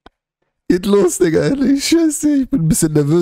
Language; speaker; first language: German; native; German